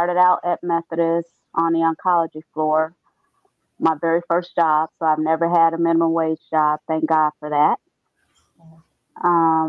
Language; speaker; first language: English; native; English